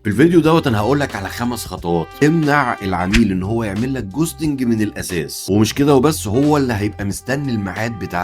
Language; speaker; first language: Arabic; native; Arabic